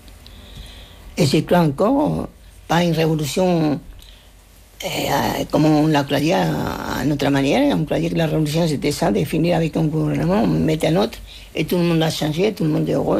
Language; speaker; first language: French; non-native, fluent; Spanish